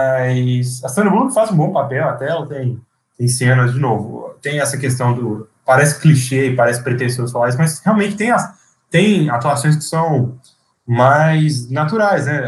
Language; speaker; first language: Portuguese; native; Portuguese